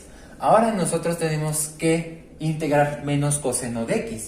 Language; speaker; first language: Spanish; native; Spanish